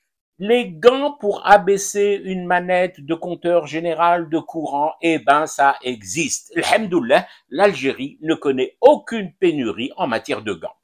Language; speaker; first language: French; non-native, local second language; Arabic